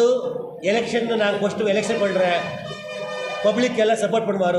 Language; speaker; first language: Tamil; non-native, learner; Kannada